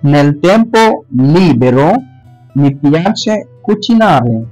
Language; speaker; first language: Italian; non-native, fluent; Bangla